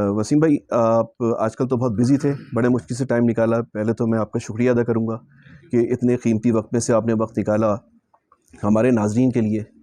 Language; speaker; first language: Urdu; native; Urdu